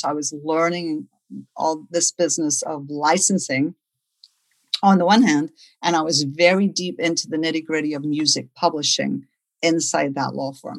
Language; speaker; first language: English; native; English